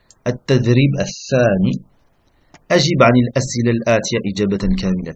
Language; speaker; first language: Arabic; non-native, fluent; French